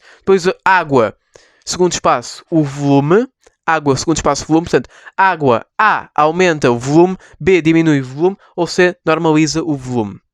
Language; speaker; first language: Portuguese; native; Portuguese